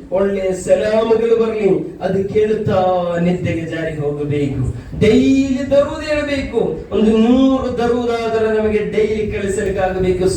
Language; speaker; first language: Kannada; non-native, local second language; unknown